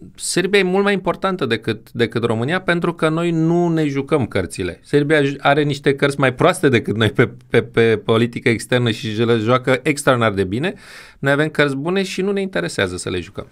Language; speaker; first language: Romanian; native; Romanian